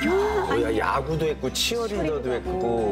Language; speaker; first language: Korean; native; Korean